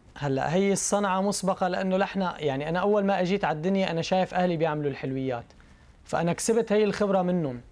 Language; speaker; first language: Arabic; native; Arabic